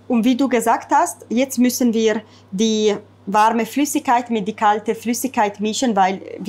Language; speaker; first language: German; non-native, fluent; Italian